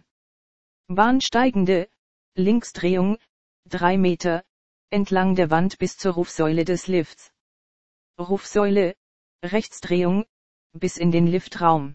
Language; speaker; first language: German; native; German